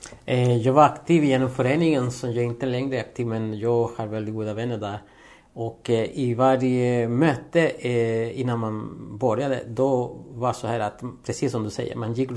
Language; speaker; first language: Swedish; non-native, fluent; Spanish